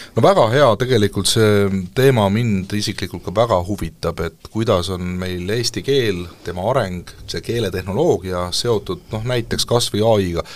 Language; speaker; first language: Estonian; native; Estonian